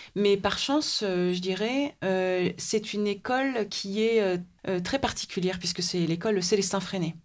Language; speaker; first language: French; native; French